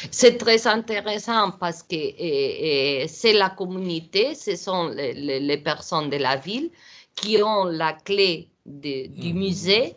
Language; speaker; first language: French; non-native, learner; Portuguese